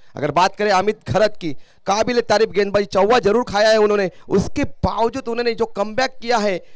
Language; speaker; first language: Hindi; non-native, local second language; Marathi